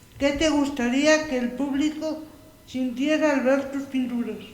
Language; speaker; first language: Spanish; native; Spanish